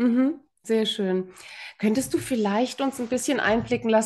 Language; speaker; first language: German; native; German